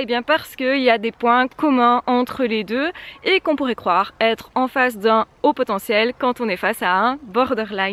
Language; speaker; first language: French; native; French